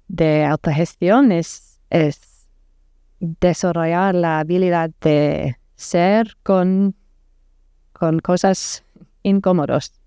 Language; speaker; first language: Spanish; non-native, learner; English